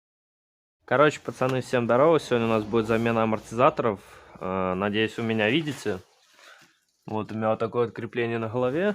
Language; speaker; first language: Russian; native; Russian